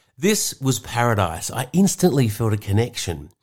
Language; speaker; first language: English; native; English